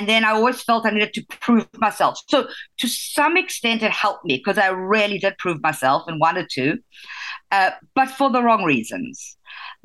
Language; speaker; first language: English; native; English